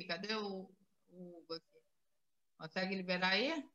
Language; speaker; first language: Portuguese; native; Portuguese